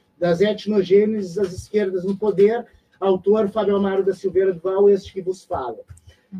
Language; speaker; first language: Portuguese; native; Portuguese